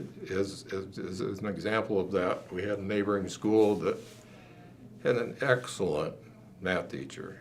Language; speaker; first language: English; native; English